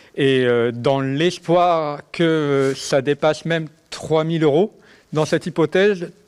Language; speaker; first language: French; native; French